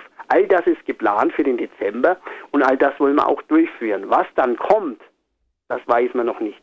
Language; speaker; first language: German; native; German